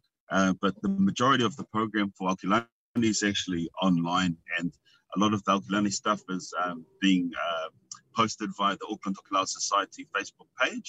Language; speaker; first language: English; native; English